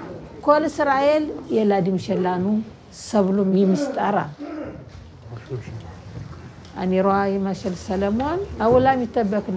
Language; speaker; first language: Hebrew; non-native, learner; Amharic